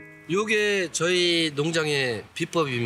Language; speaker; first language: Korean; native; Korean